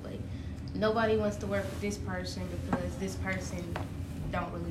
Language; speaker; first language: English; native; English